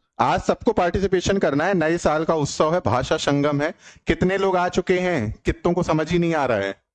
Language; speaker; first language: Hindi; native; Hindi